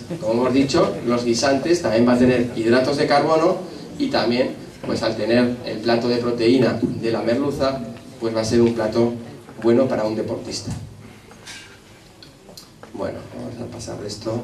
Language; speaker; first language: Spanish; native; Spanish